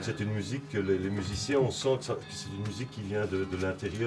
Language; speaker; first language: French; native; French